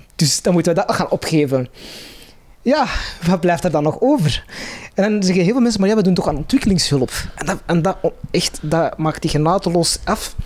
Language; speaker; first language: Dutch; non-native, local second language; Arabic